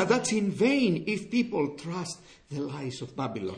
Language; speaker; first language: English; non-native, fluent; Greek